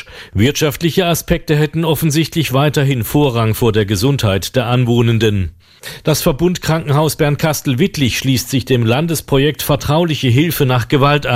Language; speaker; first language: German; native; German